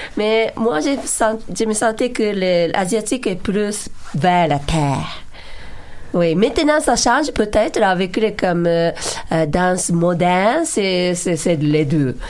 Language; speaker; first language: French; non-native, learner; Japanese